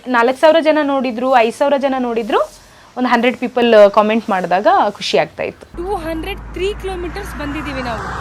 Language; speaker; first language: Kannada; non-native, local second language; Urdu